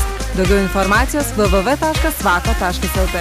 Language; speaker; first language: Lithuanian; native; Lithuanian